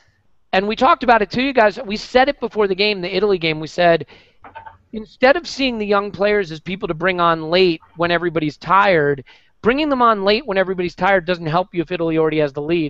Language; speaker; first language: English; native; English